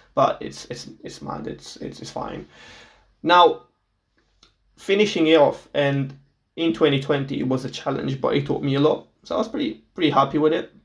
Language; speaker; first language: English; non-native, fluent; Portuguese